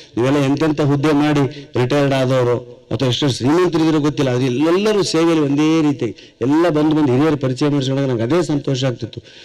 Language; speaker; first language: Kannada; native; Kannada